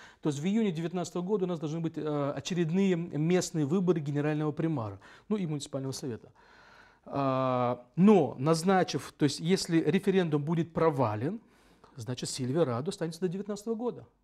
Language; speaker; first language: Russian; native; Russian